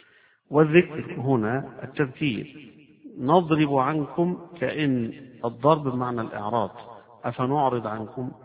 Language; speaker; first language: Arabic; native; Arabic